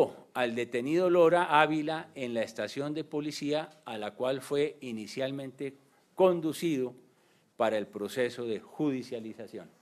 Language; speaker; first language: Spanish; native; Spanish